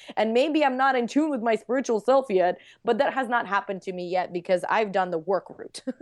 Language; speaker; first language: English; non-native, fluent; Russian